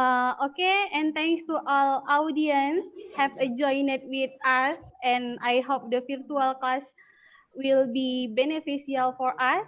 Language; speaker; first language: English; non-native, learner; Indonesian